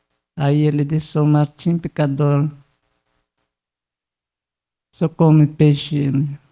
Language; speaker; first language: Portuguese; non-native, local second language; Guarani